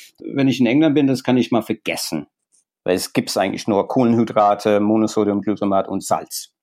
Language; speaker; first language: German; non-native, fluent; English